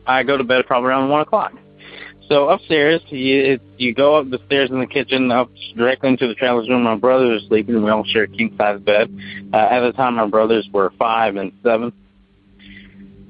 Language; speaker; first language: English; native; English